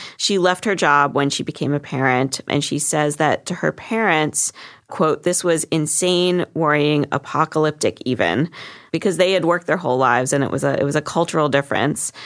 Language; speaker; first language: English; native; English